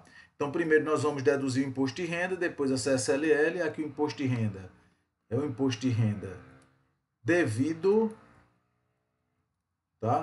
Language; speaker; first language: Portuguese; native; Portuguese